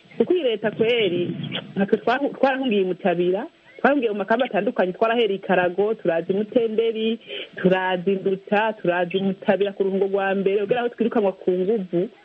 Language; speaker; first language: Rundi; native; Rundi